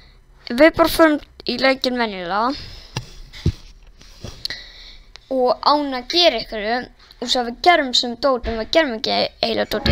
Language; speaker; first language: Icelandic; non-native, learner; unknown